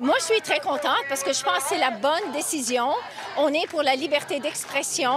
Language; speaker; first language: French; native; French